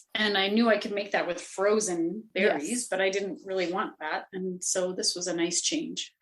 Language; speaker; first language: English; native; English